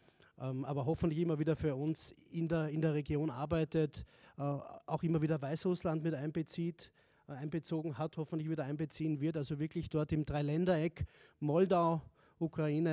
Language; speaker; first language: German; native; German